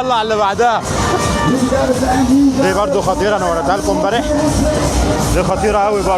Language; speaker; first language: Arabic; native; Arabic